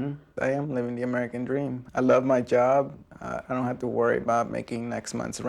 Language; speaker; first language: English; early bilingual, other home language; Spanish